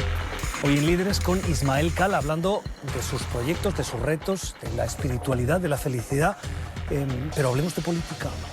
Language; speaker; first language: Spanish; native; Spanish